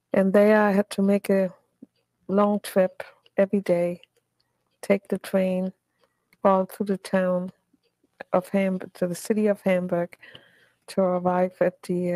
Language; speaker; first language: English; non-native, fluent; German